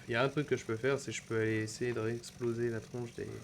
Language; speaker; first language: French; native; French